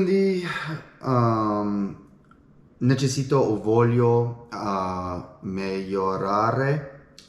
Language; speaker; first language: Italian; non-native, learner; English